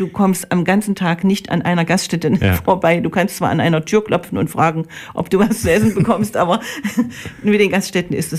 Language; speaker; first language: German; native; German